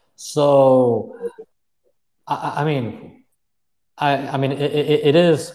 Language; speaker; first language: English; non-native, fluent; Arabic